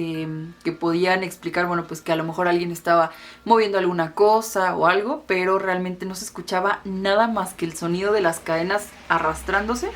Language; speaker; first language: Spanish; native; Spanish